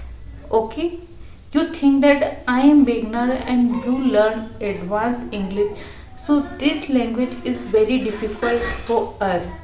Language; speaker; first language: English; non-native, learner; Hindi